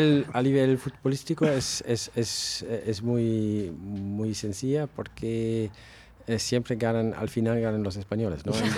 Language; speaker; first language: Spanish; non-native, fluent; German